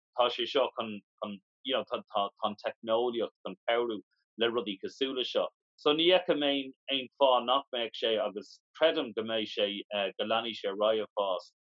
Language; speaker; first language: Irish; non-native, local second language; English